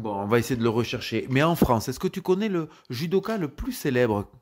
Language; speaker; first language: French; native; French